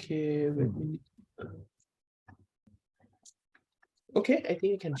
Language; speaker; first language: English; non-native, learner; Thai